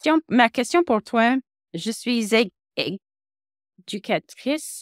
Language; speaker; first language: French; non-native, local second language; English